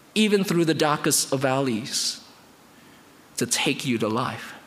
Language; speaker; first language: English; non-native, fluent; Indonesian